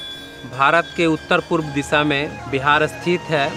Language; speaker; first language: Hindi; native; Hindi